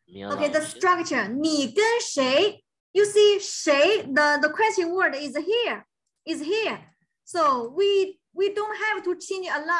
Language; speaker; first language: English; non-native, fluent; Chinese